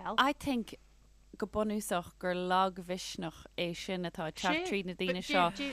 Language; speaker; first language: Irish; non-native, local second language; English